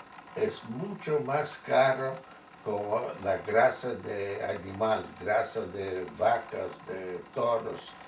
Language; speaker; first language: Spanish; non-native, fluent; Yiddish